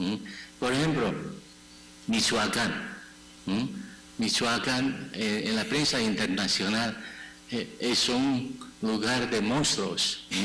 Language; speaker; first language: Spanish; non-native, fluent; Chinese